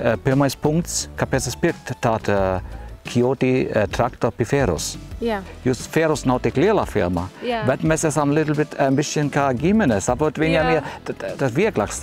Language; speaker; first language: Latvian; non-native, learner; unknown